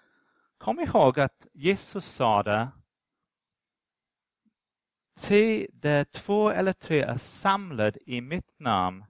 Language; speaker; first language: Swedish; non-native, fluent; English